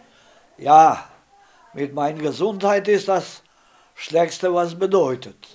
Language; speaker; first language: German; non-native, learner; Romany